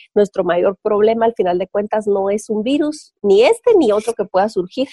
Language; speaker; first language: Spanish; native; Spanish